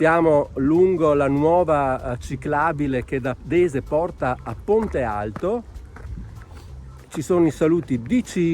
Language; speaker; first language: Italian; native; Italian